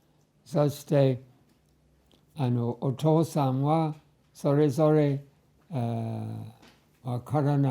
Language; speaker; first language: Japanese; non-native, fluent; English